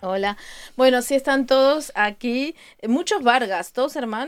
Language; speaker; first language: Spanish; native; Spanish